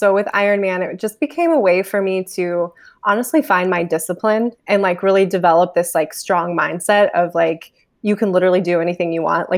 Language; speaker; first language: English; native; English